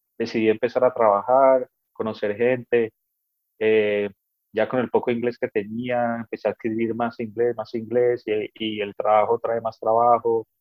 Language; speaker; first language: Spanish; native; Spanish